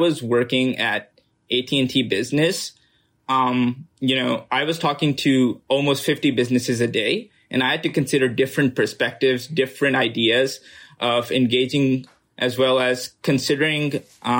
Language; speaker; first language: English; non-native, local second language; Urdu